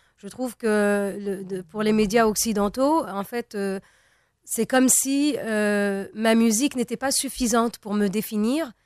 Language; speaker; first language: French; non-native, local second language; Arabic